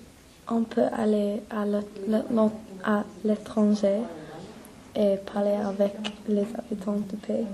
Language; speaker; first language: French; non-native, learner; English